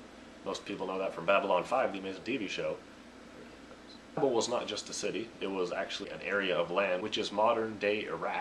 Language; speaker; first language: English; native; English